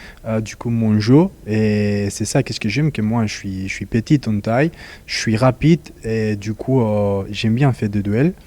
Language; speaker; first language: French; non-native, fluent; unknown